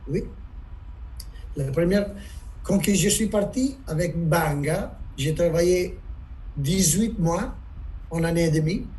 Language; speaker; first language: French; non-native, learner; Italian